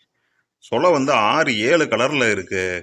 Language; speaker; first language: Tamil; native; Tamil